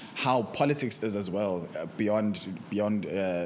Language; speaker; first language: English; non-native, local second language; Zulu